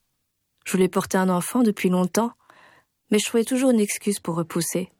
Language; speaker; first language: French; native; French